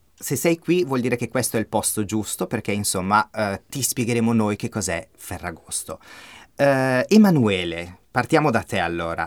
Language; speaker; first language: Italian; native; Italian